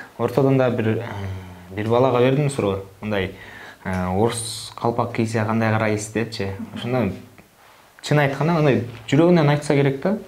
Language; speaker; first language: Kyrgyz; non-native, local second language; Russian